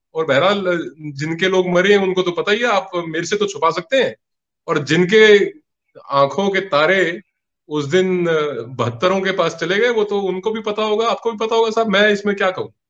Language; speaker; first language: Hindi; native; Hindi